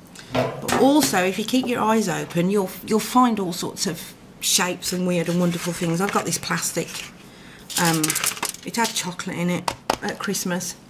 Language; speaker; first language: English; native; English